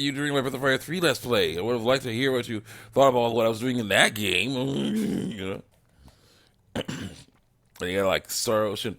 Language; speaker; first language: English; native; English